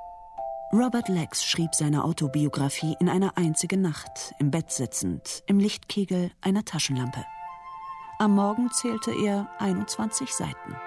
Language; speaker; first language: German; native; German